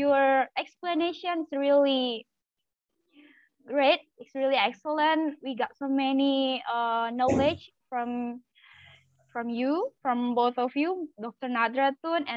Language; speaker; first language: English; non-native, learner; Malay